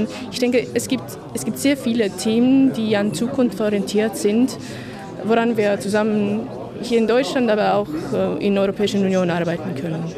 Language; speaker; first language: German; non-native, fluent; Estonian